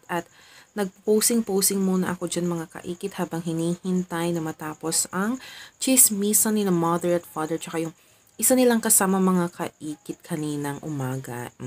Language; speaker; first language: Filipino; non-native, local second language; Iloko